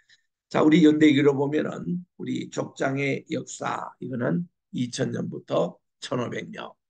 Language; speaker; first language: Korean; native; Korean